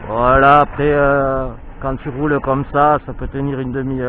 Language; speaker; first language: French; native; French